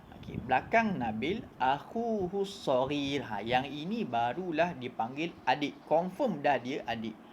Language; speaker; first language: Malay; native; Malay